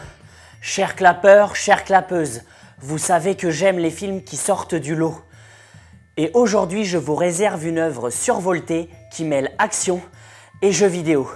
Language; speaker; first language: French; native; French